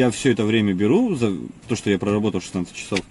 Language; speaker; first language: Russian; native; Russian